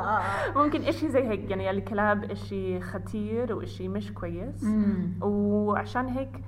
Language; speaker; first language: Arabic; non-native, learner; English